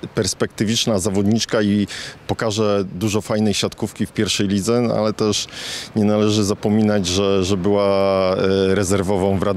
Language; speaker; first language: Polish; native; Polish